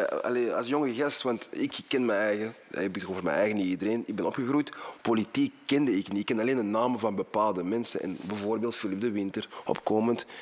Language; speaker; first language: Dutch; early bilingual, other home language; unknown